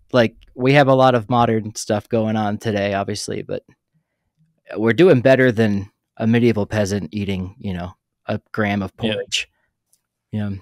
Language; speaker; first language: English; native; English